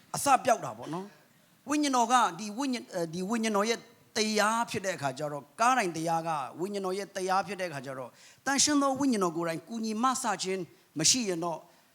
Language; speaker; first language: Burmese; non-native, local second language; Kachin